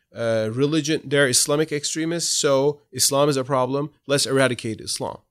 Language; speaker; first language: English; non-native, fluent; Turkish